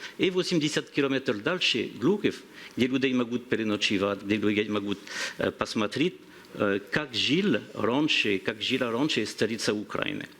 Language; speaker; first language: Russian; non-native, learner; French